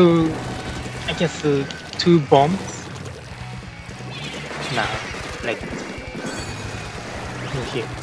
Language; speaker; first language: English; non-native, learner; Japanese